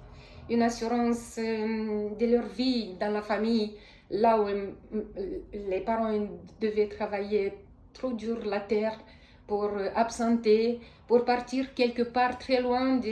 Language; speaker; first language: French; non-native, fluent; Romanian